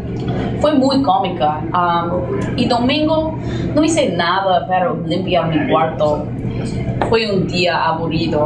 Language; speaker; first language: Spanish; non-native, learner; English